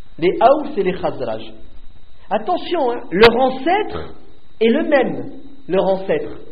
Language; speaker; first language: French; native; French